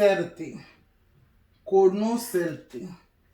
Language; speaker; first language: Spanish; non-native, learner; Haitian Creole